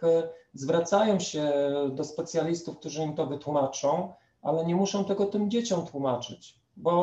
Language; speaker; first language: Polish; native; Polish